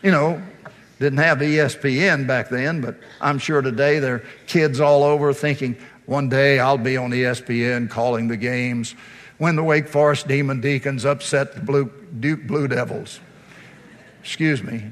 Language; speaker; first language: English; native; English